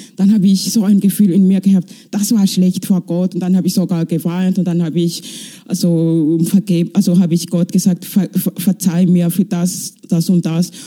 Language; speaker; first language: German; non-native, fluent; Kinyarwanda